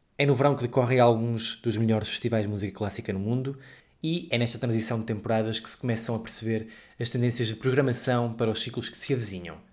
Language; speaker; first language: Portuguese; native; Portuguese